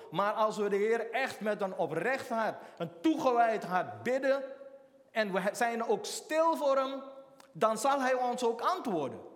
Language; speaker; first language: Dutch; native; Dutch